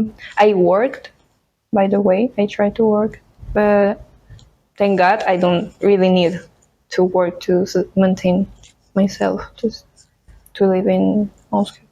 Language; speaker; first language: English; non-native, fluent; Spanish